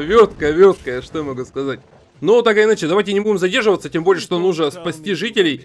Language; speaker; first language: Russian; native; Russian